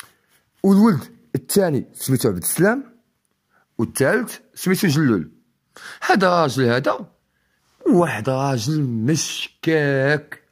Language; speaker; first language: Arabic; native; Arabic